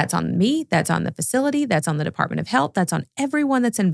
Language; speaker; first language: English; native; English